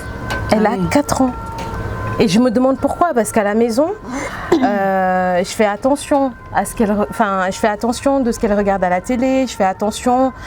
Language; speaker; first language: French; native; French